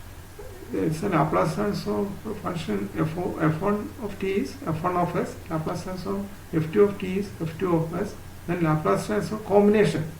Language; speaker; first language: English; non-native, local second language; Malayalam